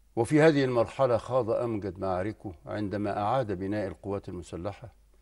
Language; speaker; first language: Arabic; native; Arabic